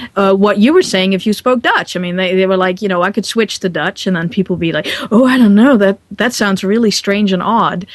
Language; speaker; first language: English; non-native, fluent; Dutch